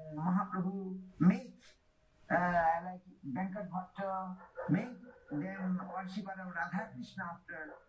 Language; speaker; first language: English; non-native, local second language; Bangla